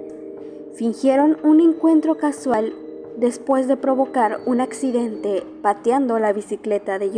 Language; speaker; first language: Spanish; native; Spanish